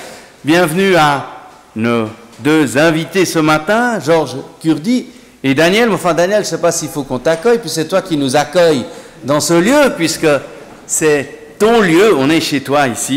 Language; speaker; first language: French; native; French